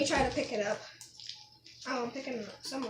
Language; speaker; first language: English; native; English